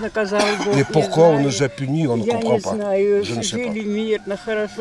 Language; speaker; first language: French; non-native, fluent; Russian